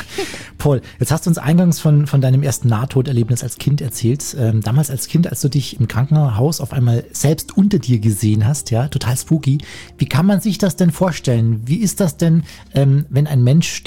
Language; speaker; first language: German; native; German